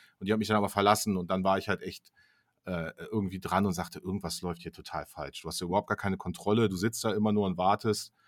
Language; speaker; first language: German; native; German